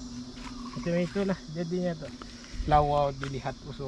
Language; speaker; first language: Malay; native; Malay